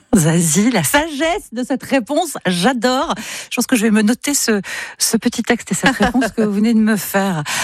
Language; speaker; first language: French; native; French